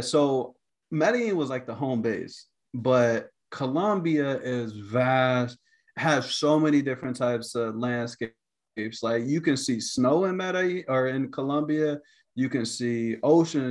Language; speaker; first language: English; native; English